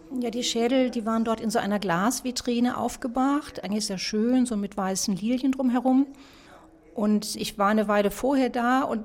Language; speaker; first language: German; native; German